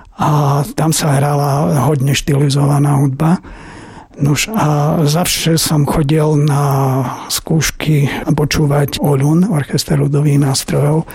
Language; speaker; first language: Slovak; native; Slovak